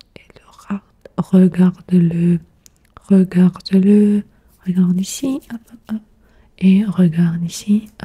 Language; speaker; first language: French; non-native, fluent; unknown